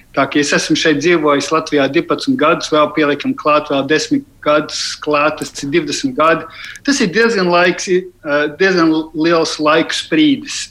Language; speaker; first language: Latvian; early bilingual, heritage; Latvian